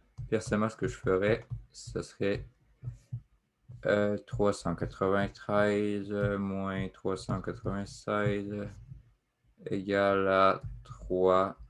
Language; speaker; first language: French; native; French